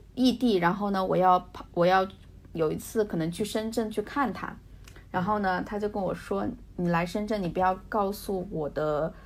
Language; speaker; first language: Chinese; native; Chinese